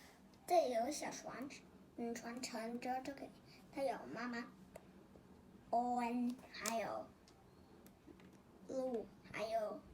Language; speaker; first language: Chinese; early bilingual, heritage; Chinese